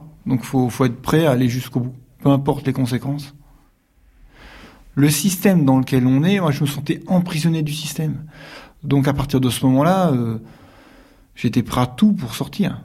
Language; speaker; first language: French; native; French